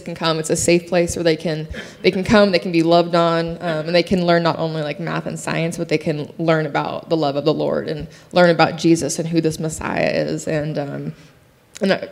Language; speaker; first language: English; native; English